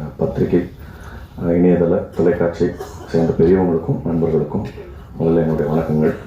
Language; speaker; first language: Tamil; native; Tamil